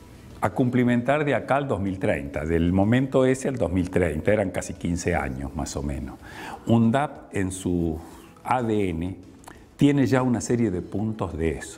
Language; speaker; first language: Spanish; native; Spanish